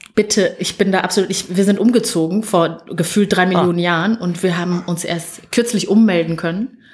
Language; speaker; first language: German; early bilingual, other home language; Kinyarwanda